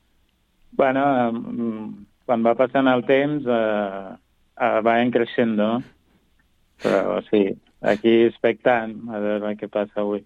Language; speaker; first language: Catalan; non-native, fluent; Kabuverdianu